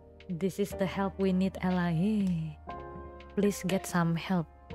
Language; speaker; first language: English; non-native, fluent; Indonesian